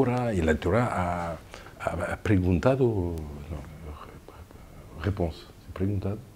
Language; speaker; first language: Spanish; non-native, fluent; French